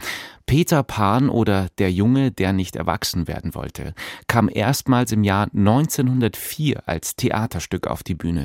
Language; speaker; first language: German; native; German